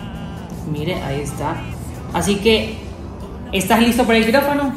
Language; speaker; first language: Spanish; native; Spanish